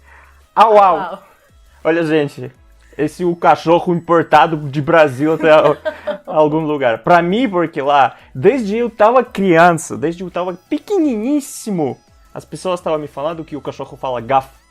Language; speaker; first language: Portuguese; non-native, fluent; Russian